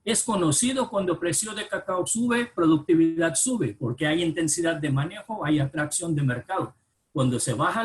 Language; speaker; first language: Spanish; non-native, fluent; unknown